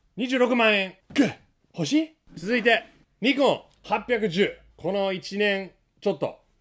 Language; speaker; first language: Japanese; non-native, fluent; English